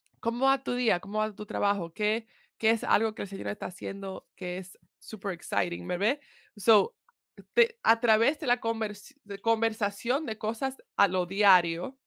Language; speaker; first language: Spanish; early bilingual, heritage; Spanish